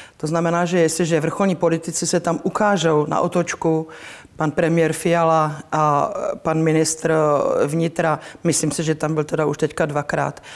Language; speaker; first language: Czech; native; Czech